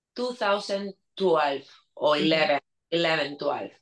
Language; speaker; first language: English; non-native, learner; Spanish